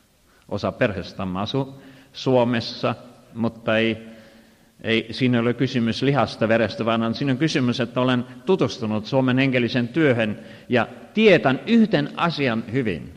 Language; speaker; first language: Finnish; non-native, fluent; Estonian